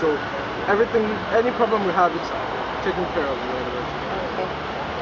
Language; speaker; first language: English; non-native, fluent; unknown